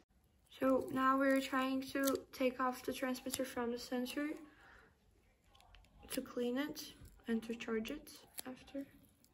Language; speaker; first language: English; non-native, fluent; Turkish